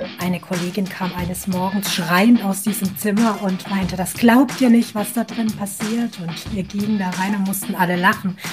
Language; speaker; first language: German; native; German